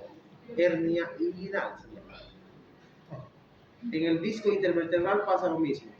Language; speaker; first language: Spanish; native; Spanish